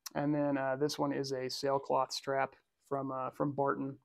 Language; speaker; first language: English; native; English